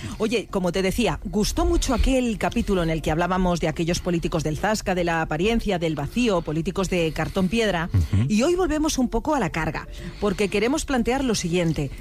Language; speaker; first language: Spanish; native; Spanish